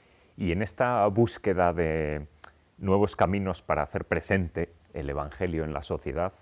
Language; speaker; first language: Spanish; native; Spanish